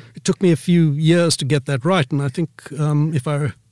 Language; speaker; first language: English; native; English